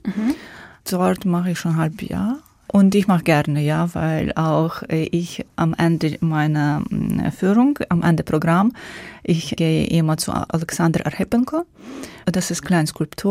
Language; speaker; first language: German; non-native, learner; Ukrainian